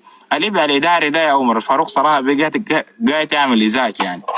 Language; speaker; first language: Arabic; native; Arabic